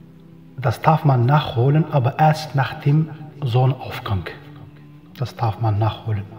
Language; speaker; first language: German; non-native, fluent; Arabic